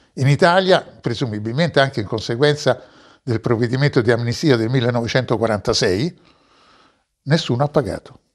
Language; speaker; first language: Italian; native; Italian